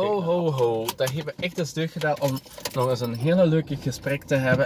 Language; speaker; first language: Dutch; native; Dutch